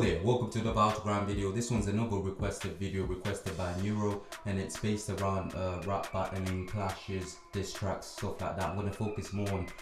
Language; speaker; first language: English; native; English